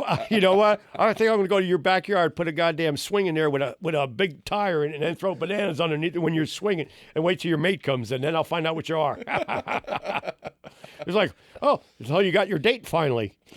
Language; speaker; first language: English; native; English